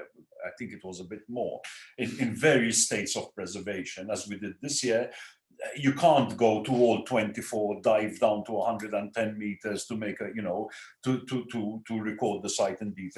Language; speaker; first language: English; non-native, local second language; Maltese